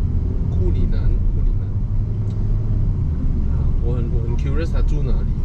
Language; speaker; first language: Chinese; non-native, local second language; English